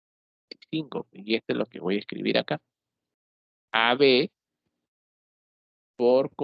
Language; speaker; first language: Spanish; native; Spanish